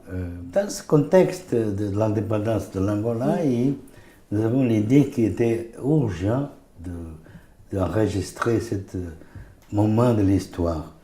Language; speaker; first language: French; non-native, fluent; Portuguese